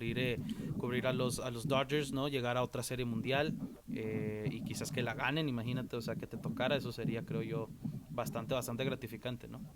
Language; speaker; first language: Spanish; native; Spanish